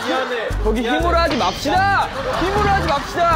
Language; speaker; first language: Korean; native; Korean